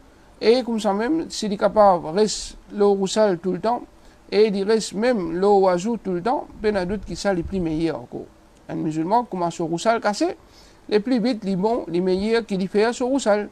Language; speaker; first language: French; non-native, local second language; Morisyen